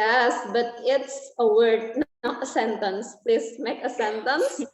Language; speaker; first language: English; non-native, learner; Indonesian